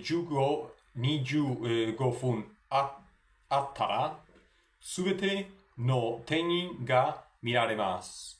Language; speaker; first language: Japanese; non-native, learner; Spanish